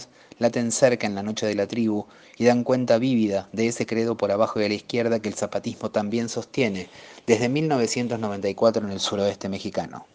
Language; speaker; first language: Spanish; native; Spanish